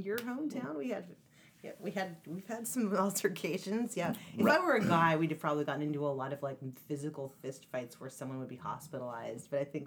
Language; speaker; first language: English; native; English